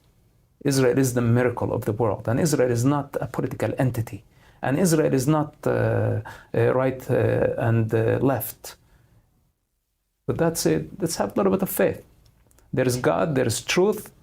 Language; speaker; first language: English; non-native, fluent; Arabic